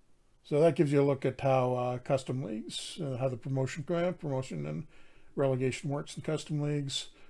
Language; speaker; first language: English; native; English